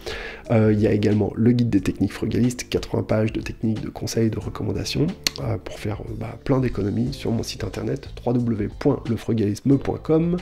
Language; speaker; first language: French; native; French